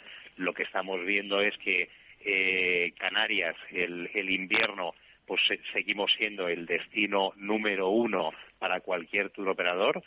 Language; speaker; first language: Spanish; native; Spanish